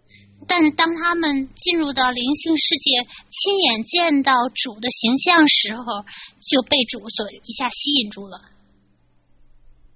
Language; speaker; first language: Chinese; native; Chinese